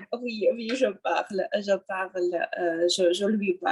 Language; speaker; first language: French; non-native, learner; Russian